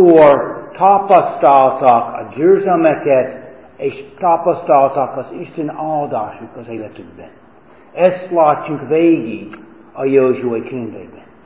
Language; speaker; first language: Hungarian; non-native, fluent; English